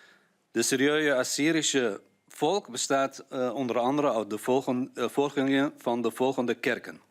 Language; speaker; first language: Dutch; non-native, fluent; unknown